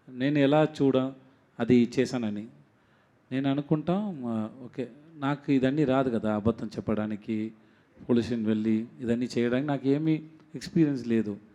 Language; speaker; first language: Telugu; non-native, learner; Tamil